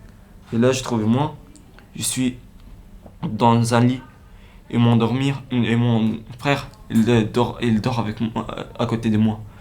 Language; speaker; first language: French; non-native, learner; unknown